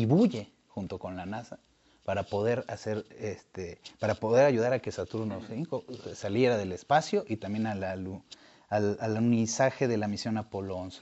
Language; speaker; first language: Spanish; native; Spanish